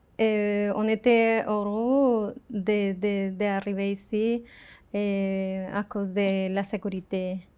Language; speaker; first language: French; non-native, fluent; Spanish